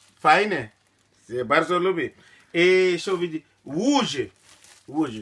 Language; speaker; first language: Polish; non-native, learner; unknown